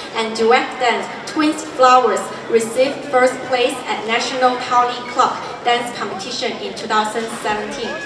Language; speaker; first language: English; non-native, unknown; Chinese